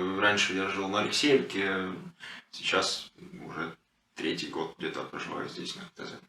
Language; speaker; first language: Russian; non-native, local second language; Ukrainian